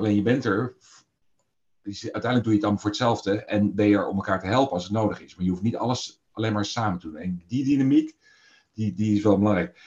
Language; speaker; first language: Dutch; native; Dutch